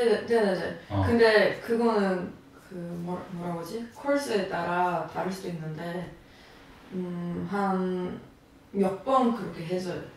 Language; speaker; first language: Korean; non-native, fluent; Swedish